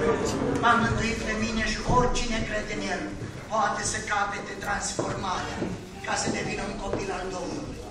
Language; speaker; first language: Romanian; native; Romanian